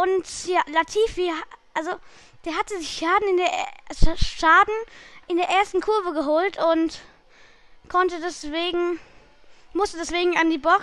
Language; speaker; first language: German; native; German